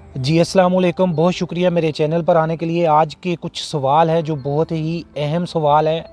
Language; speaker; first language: Urdu; non-native, local second language; Punjabi